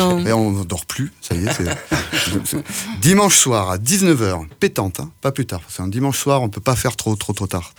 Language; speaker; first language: French; native; French